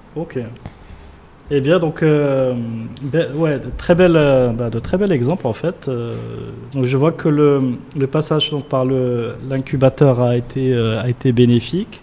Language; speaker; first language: French; non-native, local second language; Arabic